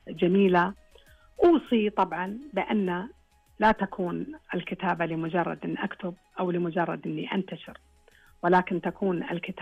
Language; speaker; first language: Arabic; native; Arabic